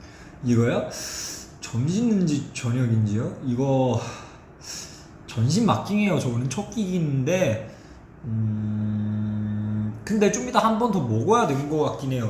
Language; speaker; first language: Korean; non-native, fluent; Chinese